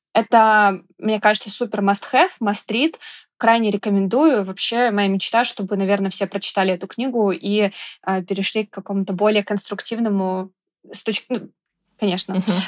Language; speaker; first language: Russian; native; Russian